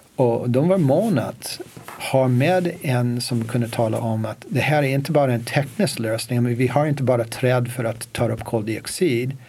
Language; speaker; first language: Swedish; non-native, fluent; English